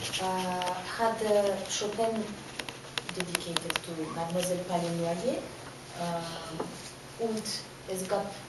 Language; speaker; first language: German; non-native, fluent; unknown